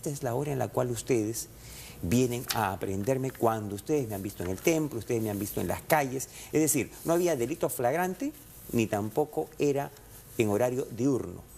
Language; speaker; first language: Spanish; native; Spanish